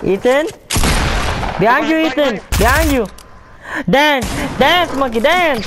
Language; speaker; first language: English; native; English